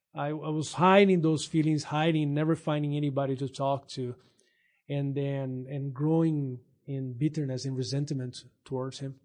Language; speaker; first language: English; non-native, fluent; Portuguese